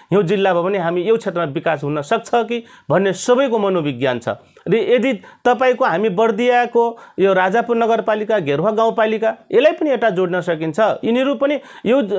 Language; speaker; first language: Nepali; non-native, local second language; Rana Tharu